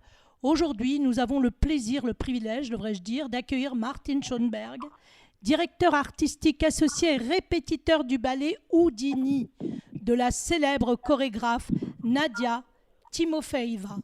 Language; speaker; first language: French; native; French